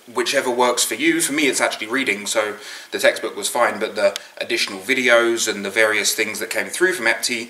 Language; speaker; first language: English; native; English